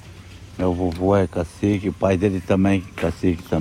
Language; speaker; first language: Portuguese; non-native, local second language; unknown